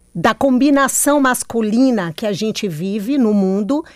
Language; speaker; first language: Portuguese; native; Portuguese